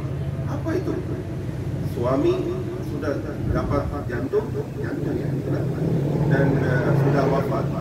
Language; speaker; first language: Indonesian; non-native, fluent; Urdu